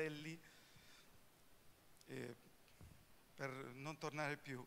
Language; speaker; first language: Italian; non-native, fluent; Spanish